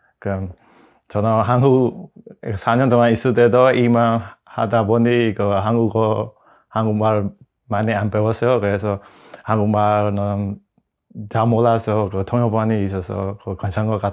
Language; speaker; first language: Korean; non-native, learner; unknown